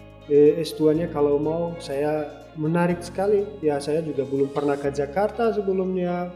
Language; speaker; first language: Indonesian; non-native, fluent; Turkmen